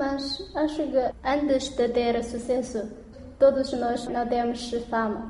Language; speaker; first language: Portuguese; non-native, learner; Chinese